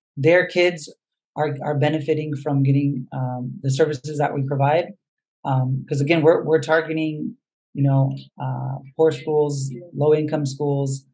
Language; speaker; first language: English; native; English